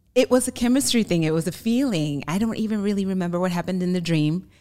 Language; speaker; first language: English; non-native, fluent; German